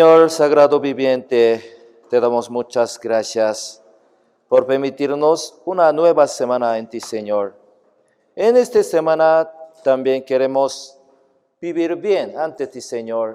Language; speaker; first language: Spanish; non-native, fluent; Korean